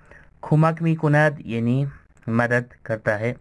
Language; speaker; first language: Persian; non-native, fluent; Urdu